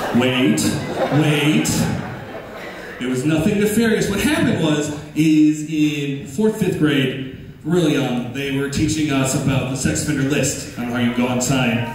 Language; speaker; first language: English; native; English